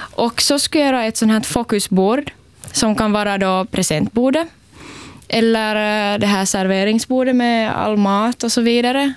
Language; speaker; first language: Swedish; native; Swedish